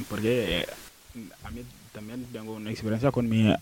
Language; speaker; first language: Spanish; non-native, local second language; Wolof